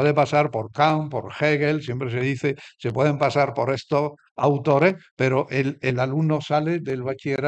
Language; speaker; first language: Spanish; native; Spanish